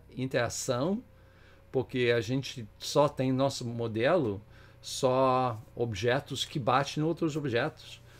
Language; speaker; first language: Portuguese; non-native, fluent; English